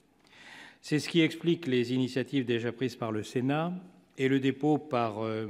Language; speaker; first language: French; native; French